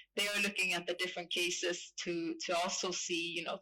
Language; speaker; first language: English; non-native, fluent; Swedish